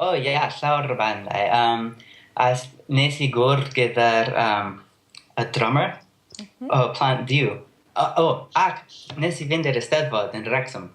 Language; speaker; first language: Welsh; non-native, learner; English